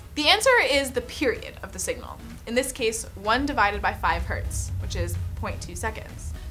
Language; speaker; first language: English; native; English